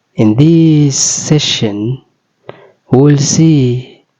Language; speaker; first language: English; non-native, local second language; Amharic